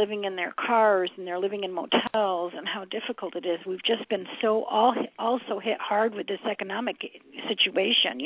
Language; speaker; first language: English; native; English